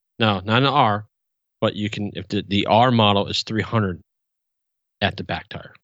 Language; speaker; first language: English; native; English